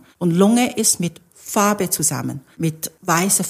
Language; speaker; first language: German; non-native, fluent; Chinese